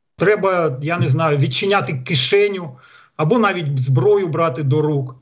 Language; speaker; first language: Ukrainian; non-native, local second language; Russian